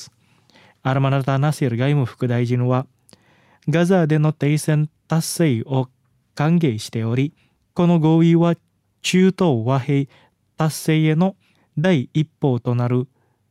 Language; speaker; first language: Japanese; non-native, fluent; Indonesian